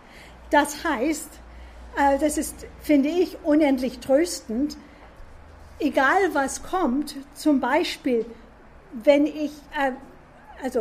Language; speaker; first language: German; non-native, fluent; English